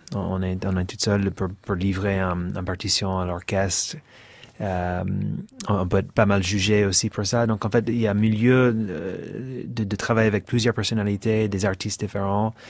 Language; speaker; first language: French; non-native, fluent; English